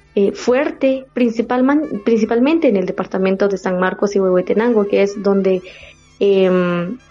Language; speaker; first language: Spanish; non-native, local second language; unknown